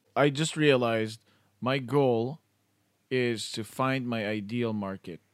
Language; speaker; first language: English; non-native, local second language; Filipino